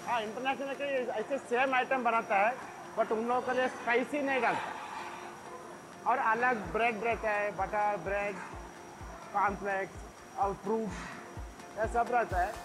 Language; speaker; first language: Hindi; non-native, local second language; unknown